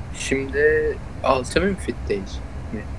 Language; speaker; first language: Turkish; early bilingual, heritage; Turkish